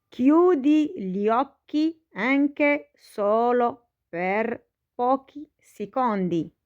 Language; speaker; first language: Italian; non-native, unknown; Arabic